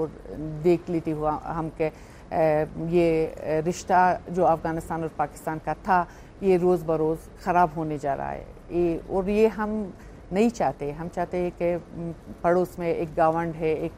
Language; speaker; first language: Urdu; non-native, fluent; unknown